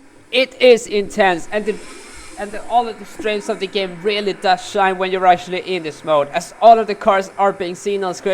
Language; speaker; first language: English; non-native, fluent; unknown